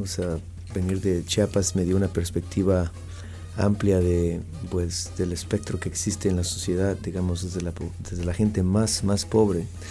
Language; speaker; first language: Spanish; native; Spanish